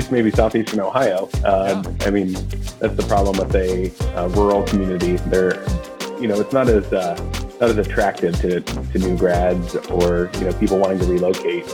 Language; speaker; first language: English; native; English